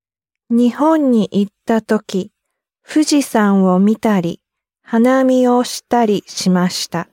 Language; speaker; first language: Japanese; non-native, learner; English